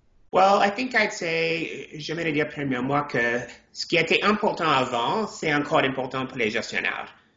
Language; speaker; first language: French; non-native, fluent; English